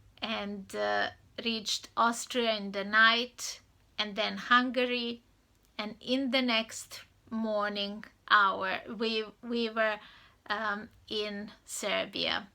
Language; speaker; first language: English; non-native, fluent; Serbian